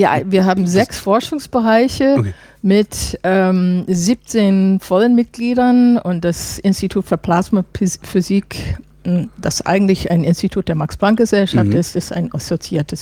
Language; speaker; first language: German; non-native, fluent; English